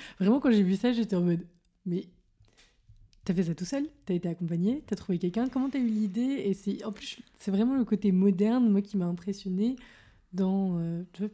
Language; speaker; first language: French; native; French